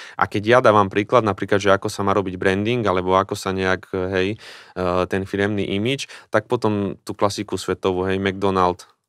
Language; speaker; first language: Slovak; native; Slovak